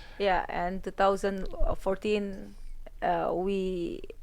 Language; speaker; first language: English; non-native, fluent; Indonesian